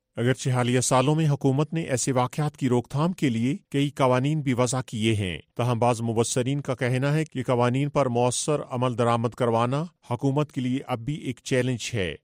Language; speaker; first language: Urdu; native; Urdu